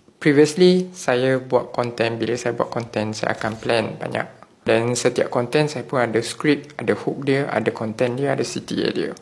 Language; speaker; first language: Malay; non-native, local second language; Chinese